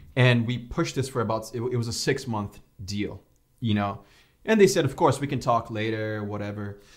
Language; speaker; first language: English; non-native, fluent; Portuguese